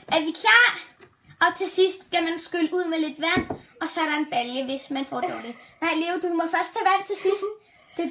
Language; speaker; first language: Danish; native; Danish